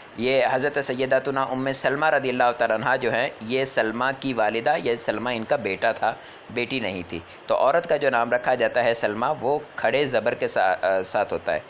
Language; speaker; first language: Urdu; native; Urdu